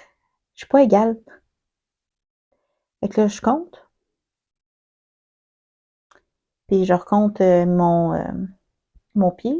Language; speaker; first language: French; native; French